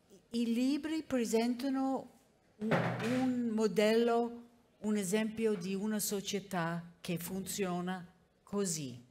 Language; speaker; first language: Italian; non-native, fluent; English